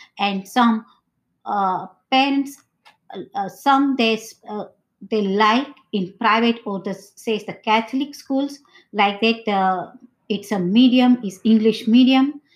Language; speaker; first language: English; non-native, local second language; Gujarati